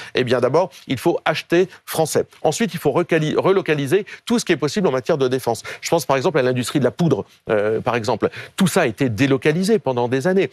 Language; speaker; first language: French; native; French